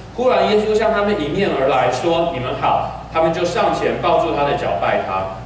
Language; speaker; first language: Chinese; early bilingual, heritage; Chinese